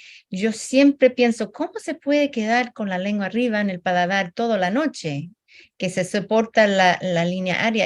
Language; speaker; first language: Spanish; early bilingual, heritage; Spanish